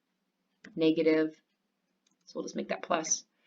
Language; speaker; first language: English; native; English